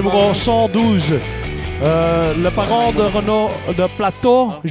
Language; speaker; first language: French; non-native, local second language; Dutch